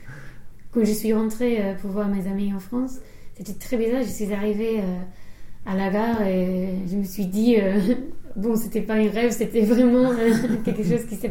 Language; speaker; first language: French; non-native, fluent; English